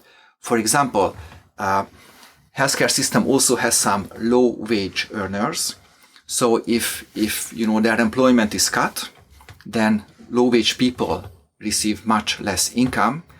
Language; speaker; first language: English; non-native, fluent; Hungarian